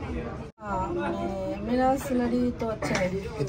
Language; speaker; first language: Hindi; non-native, learner; Bangla